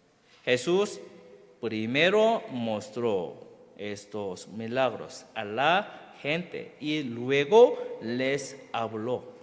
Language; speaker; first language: Spanish; non-native, fluent; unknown